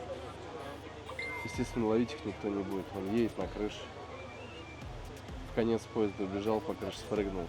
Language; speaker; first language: Russian; native; Russian